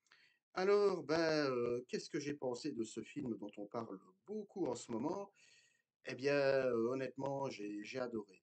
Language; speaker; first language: French; native; French